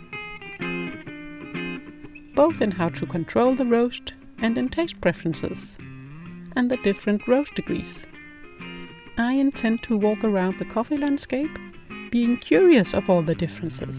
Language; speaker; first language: English; non-native, fluent; Danish